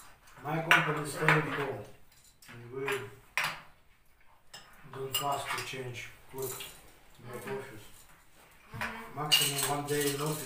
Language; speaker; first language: English; non-native, learner; Russian